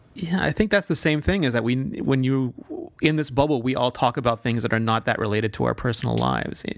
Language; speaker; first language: English; native; English